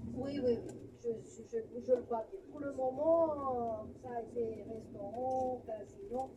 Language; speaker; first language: French; non-native, fluent; Romanian